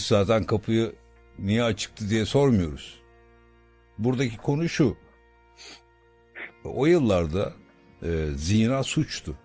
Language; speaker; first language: Turkish; native; Turkish